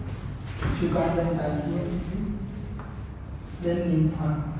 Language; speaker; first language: Vietnamese; non-native, learner; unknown